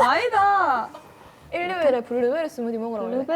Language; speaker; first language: Korean; native; Korean